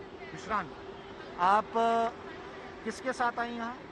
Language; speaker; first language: Hindi; native; Hindi